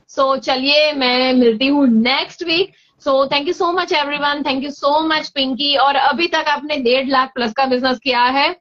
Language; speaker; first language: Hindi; non-native, local second language; Gujarati